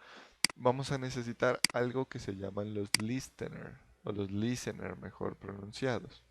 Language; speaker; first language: Spanish; native; Spanish